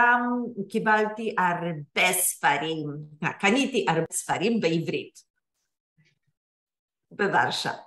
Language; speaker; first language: Hebrew; non-native, fluent; Polish